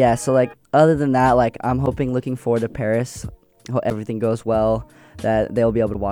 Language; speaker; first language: English; native; English